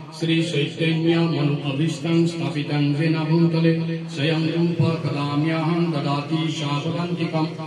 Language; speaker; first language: Bangla; non-native, learner; Assamese